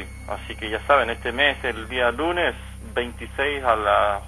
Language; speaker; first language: Spanish; native; Spanish